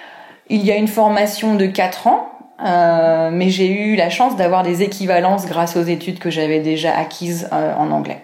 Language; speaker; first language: French; native; French